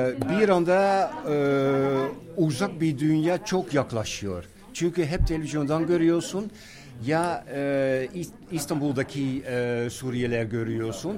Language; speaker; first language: Turkish; non-native, fluent; Dutch